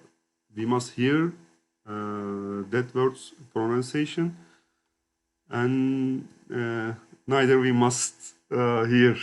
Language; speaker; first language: English; non-native, learner; Turkish